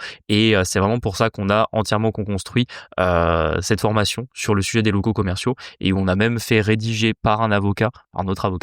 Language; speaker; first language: French; native; French